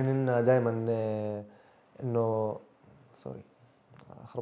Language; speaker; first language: Arabic; native; Arabic